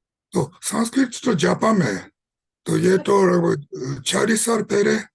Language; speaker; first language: Hindi; non-native, fluent; Japanese